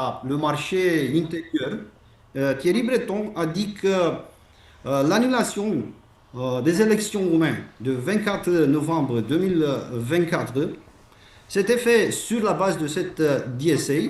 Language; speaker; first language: French; non-native, fluent; Romanian